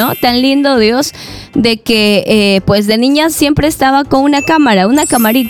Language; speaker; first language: Spanish; native; Spanish